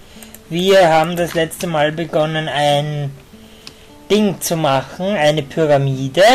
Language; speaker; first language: German; native; German